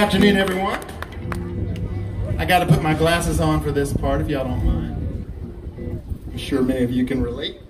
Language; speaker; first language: English; native; English